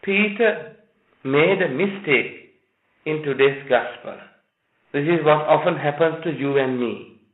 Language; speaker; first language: English; non-native, local second language; Sinhala